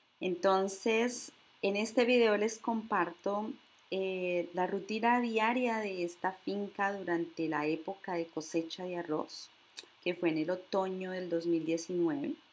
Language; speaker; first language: Spanish; native; Spanish